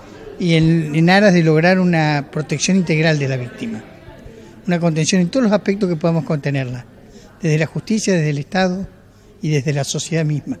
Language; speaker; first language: Spanish; native; Spanish